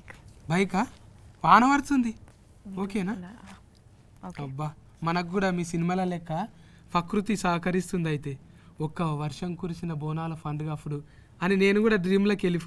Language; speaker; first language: Telugu; native; Telugu